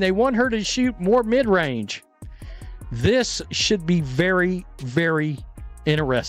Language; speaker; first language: English; native; English